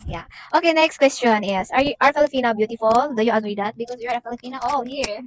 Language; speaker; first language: English; non-native, local second language; Cebuano